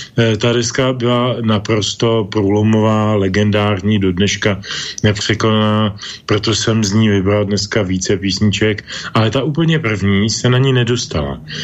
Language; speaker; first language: Czech; native; Czech